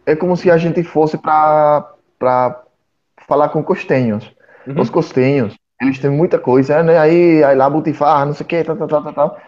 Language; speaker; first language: Portuguese; non-native, fluent; Spanish